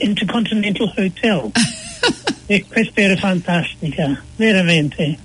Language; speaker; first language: Italian; non-native, fluent; English